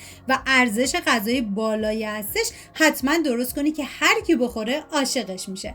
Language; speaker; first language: Persian; native; Persian